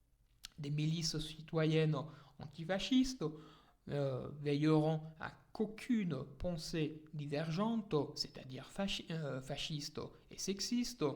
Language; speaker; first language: French; native; French